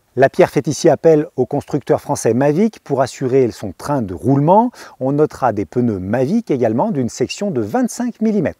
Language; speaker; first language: French; native; French